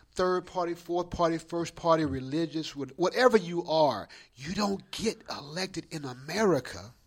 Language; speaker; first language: English; native; English